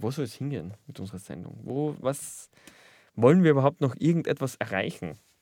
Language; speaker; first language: German; native; German